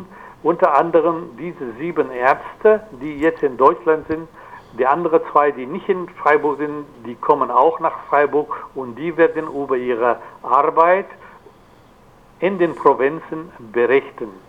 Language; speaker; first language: German; non-native, fluent; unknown